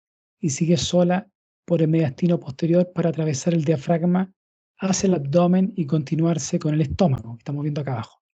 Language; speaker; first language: Spanish; native; Spanish